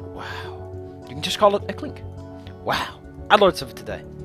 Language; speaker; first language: English; non-native, fluent; Dutch